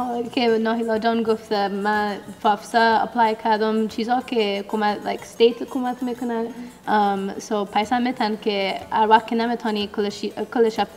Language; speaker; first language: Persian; early bilingual, heritage; Persian